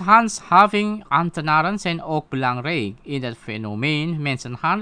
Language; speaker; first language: Dutch; non-native, fluent; Indonesian